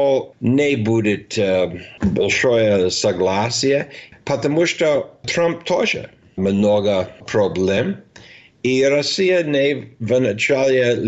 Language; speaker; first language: Russian; non-native, fluent; English